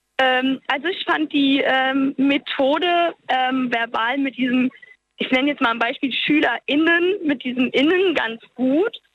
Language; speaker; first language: German; native; German